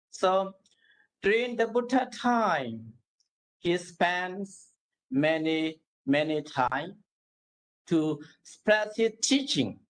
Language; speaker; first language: English; non-native, learner; Burmese